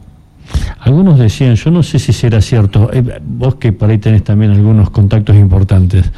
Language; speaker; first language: Spanish; native; Spanish